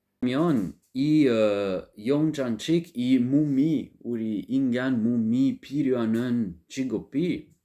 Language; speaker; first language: Korean; non-native, learner; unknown